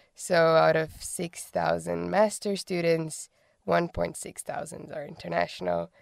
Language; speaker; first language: English; non-native, fluent; Portuguese